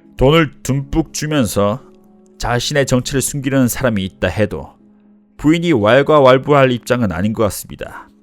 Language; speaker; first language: Korean; native; Korean